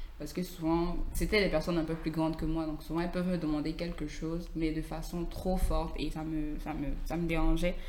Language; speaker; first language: French; native; French